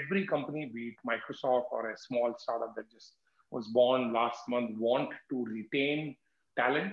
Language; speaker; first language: English; non-native, local second language; Hindi